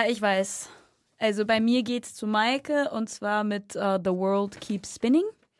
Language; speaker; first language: German; native; German